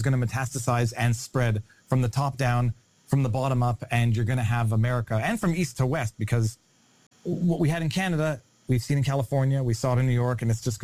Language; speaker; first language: English; native; English